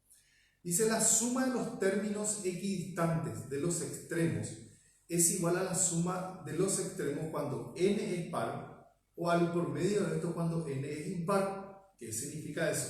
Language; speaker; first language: Spanish; native; Spanish